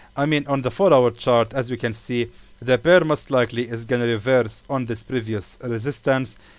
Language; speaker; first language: English; non-native, fluent; Arabic